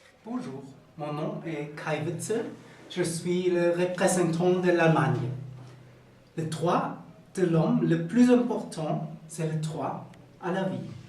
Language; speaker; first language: French; non-native, learner; German